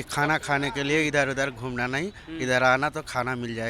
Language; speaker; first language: Hindi; non-native, local second language; Bangla